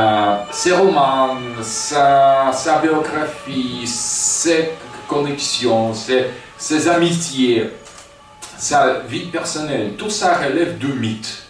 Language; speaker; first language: French; non-native, fluent; Russian